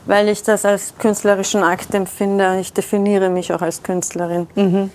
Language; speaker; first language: German; early bilingual, other home language; Persian